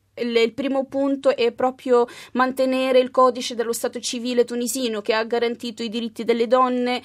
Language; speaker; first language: Italian; early bilingual, other home language; Arabic